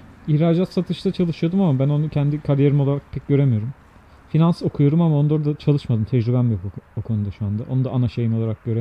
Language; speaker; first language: Turkish; native; Turkish